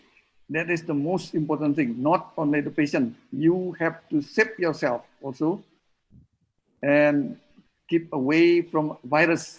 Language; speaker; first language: English; non-native, learner; Indonesian